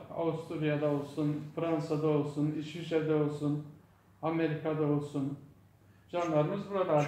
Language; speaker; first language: Turkish; non-native, local second language; Zaza